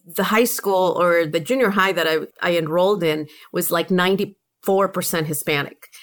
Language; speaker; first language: English; early bilingual, other home language; Spanish